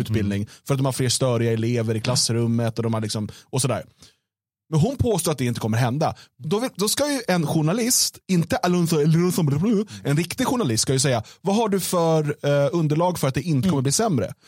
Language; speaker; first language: Swedish; native; Swedish